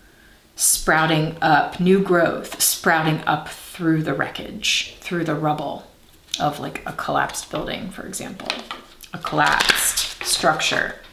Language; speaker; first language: English; native; English